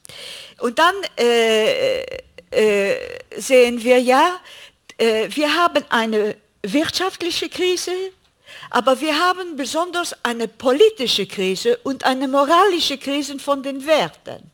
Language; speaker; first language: German; non-native, fluent; Greek